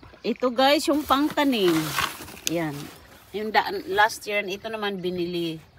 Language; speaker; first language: Filipino; non-native, local second language; Cebuano